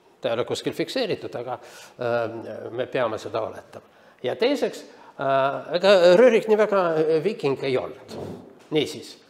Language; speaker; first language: Estonian; native; Estonian